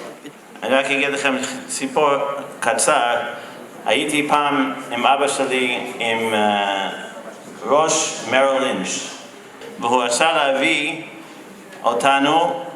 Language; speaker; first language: Hebrew; non-native, fluent; English